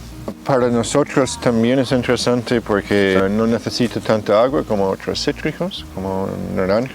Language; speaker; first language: Spanish; non-native, fluent; English